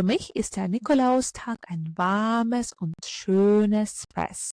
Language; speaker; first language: German; non-native, fluent; Ukrainian